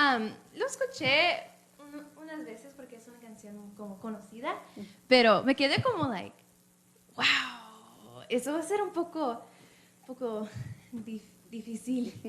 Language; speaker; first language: Spanish; early bilingual, other home language; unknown